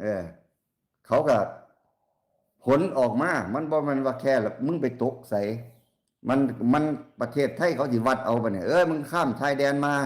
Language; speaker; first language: Thai; non-native, local second language; Lao